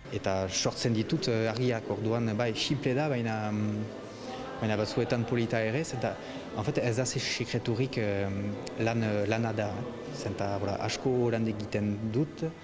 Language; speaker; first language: Basque; non-native, local second language; French